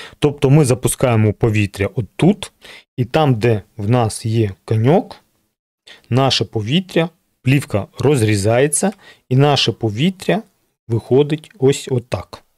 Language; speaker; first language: Ukrainian; non-native, local second language; Russian